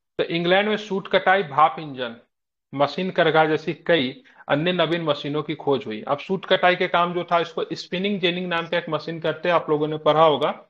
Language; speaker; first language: Hindi; native; Hindi